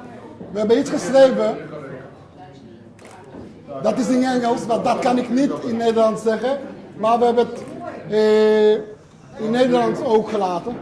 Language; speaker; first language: Dutch; non-native, learner; Hebrew